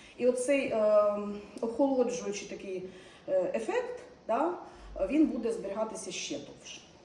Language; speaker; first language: Ukrainian; non-native, local second language; Russian